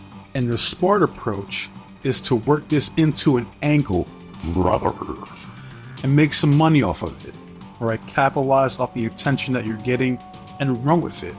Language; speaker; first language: English; native; English